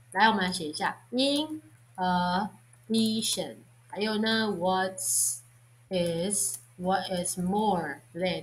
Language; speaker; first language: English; non-native, fluent; Chinese